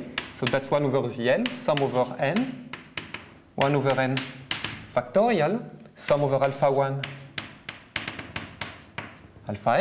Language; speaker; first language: English; non-native, fluent; French